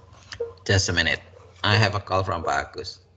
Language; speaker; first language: English; non-native, fluent; Indonesian